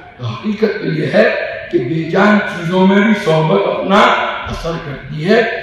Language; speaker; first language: Urdu; non-native, local second language; Gujarati